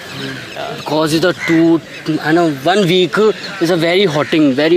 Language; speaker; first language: English; non-native, learner; Hindi